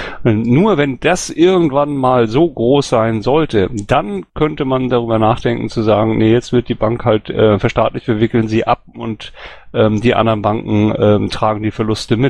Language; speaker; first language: German; native; German